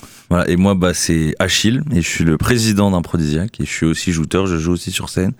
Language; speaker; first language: French; native; French